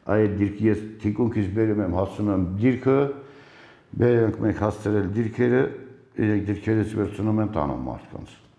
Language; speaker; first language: Armenian; native; Armenian